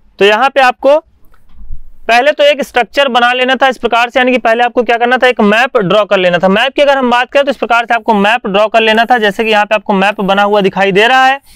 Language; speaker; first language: Hindi; native; Hindi